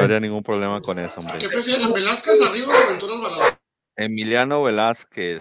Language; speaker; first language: Spanish; native; Spanish